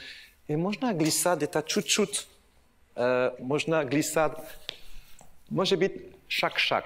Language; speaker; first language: Russian; non-native, learner; French